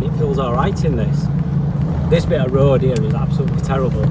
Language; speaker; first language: English; native; English